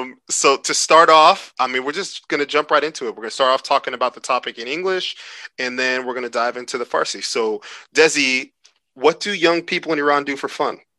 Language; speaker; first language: English; native; English